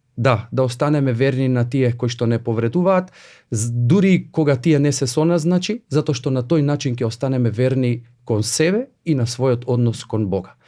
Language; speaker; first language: Macedonian; native; Macedonian